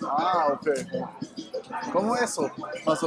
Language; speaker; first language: Spanish; non-native, learner; German